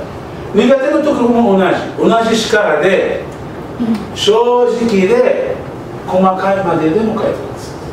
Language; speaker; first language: Japanese; non-native, learner; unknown